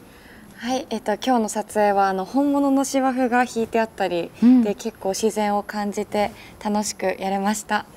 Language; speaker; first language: Japanese; native; Japanese